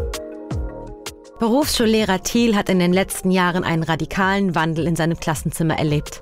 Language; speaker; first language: German; native; German